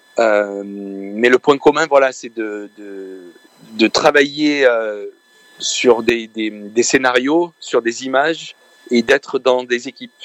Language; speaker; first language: French; native; French